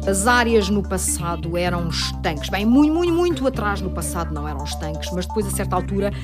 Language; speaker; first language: Portuguese; native; Portuguese